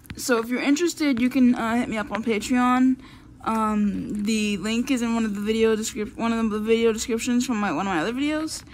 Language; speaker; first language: English; native; English